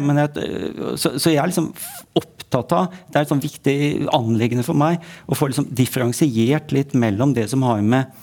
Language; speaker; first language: Norwegian; native; Norwegian